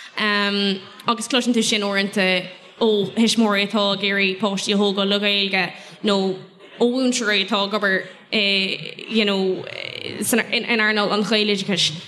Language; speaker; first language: Irish; non-native, local second language; English